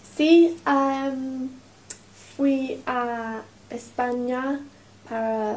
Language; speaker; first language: Spanish; non-native, learner; English